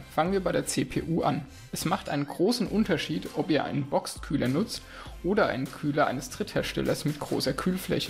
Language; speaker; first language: German; native; German